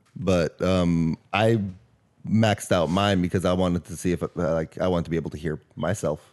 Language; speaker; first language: English; non-native, fluent; Norwegian